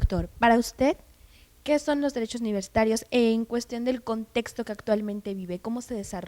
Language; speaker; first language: Spanish; native; Spanish